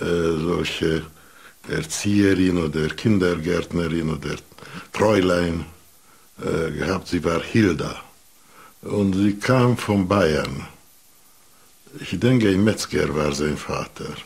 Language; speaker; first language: German; non-native, fluent; Hungarian